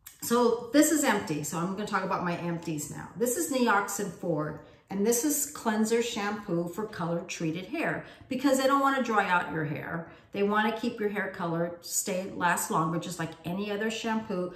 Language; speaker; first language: English; native; English